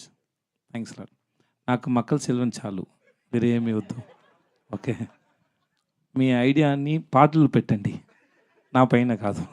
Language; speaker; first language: Telugu; non-native, learner; Tamil